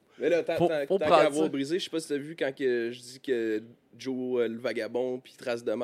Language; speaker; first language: French; native; French